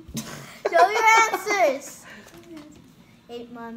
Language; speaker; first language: English; native; English